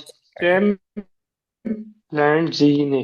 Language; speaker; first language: German; non-native, learner; Urdu